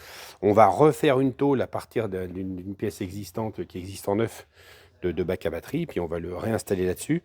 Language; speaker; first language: French; native; French